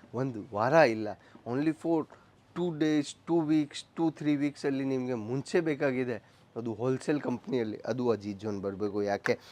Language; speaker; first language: Kannada; non-native, local second language; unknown